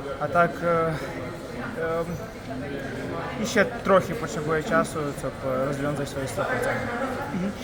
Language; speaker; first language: Polish; non-native, learner; Ukrainian